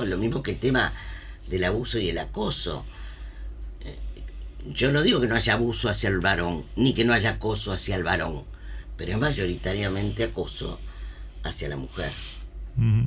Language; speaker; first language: Spanish; native; Spanish